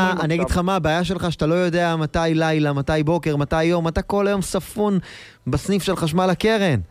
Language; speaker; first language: Hebrew; native; Hebrew